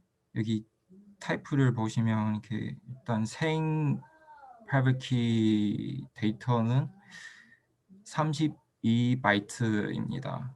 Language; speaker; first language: Korean; non-native, fluent; Chinese